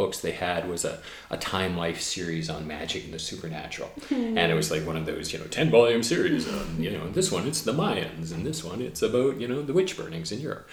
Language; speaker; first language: English; native; English